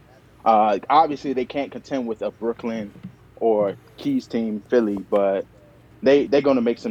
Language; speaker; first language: English; native; English